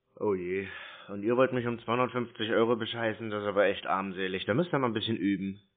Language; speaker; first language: German; native; German